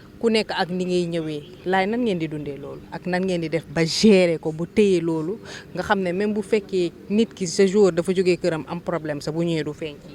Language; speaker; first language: Wolof; native; Wolof